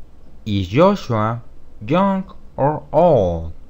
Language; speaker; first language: English; non-native, fluent; Spanish